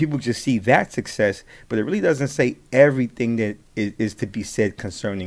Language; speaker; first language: English; native; English